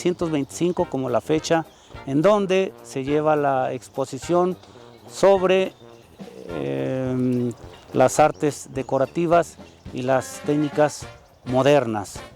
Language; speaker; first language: Spanish; native; Spanish